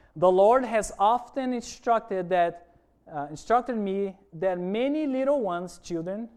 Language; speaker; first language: English; non-native, fluent; Portuguese